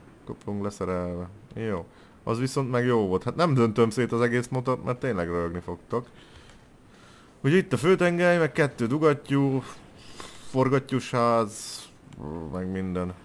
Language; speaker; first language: Hungarian; native; Hungarian